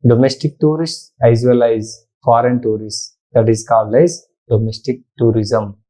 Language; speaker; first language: English; non-native, local second language; Telugu